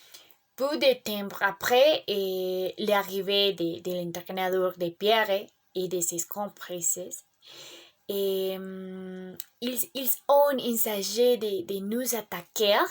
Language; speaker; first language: French; non-native, learner; Spanish